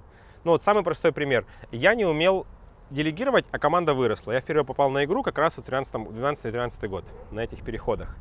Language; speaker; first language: Russian; native; Russian